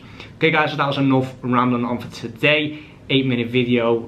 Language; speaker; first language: English; native; English